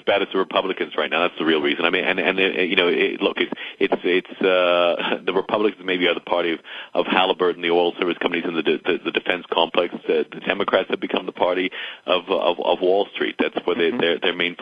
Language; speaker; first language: English; native; English